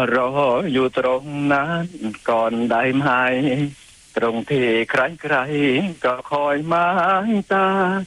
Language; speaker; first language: Thai; non-native, fluent; Khmer